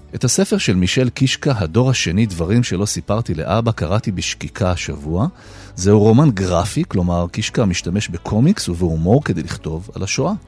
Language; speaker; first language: Hebrew; native; Hebrew